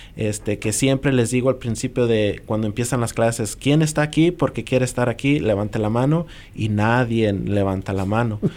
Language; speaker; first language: Spanish; native; Spanish